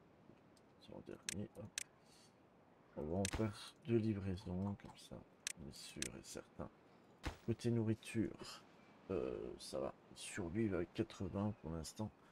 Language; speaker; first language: French; native; French